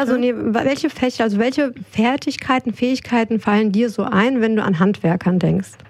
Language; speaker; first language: German; native; German